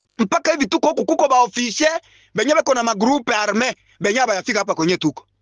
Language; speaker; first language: Swahili; non-native, local second language; Bembe